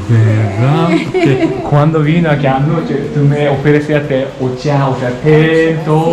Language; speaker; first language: Spanish; non-native, learner; Japanese